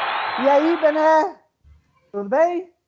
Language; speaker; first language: Portuguese; native; Portuguese